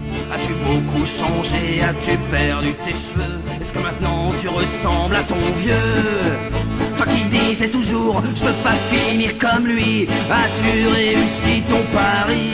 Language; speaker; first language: French; native; French